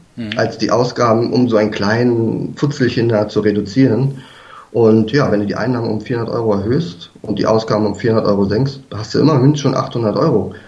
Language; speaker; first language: German; native; German